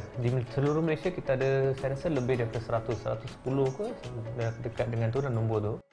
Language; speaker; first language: Malay; non-native, local second language; Punjabi